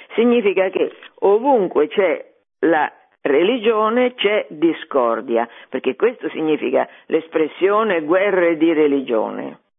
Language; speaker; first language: Italian; native; Italian